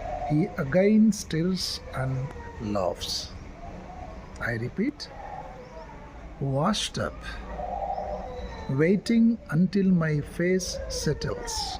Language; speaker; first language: English; non-native, local second language; Telugu